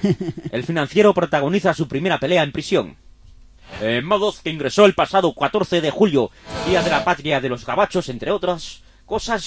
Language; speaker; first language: Spanish; native; Spanish